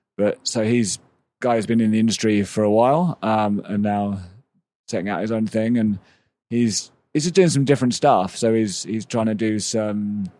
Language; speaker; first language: English; native; English